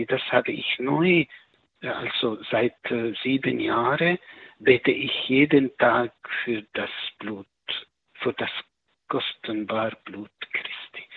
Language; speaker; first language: German; non-native, learner; Arabic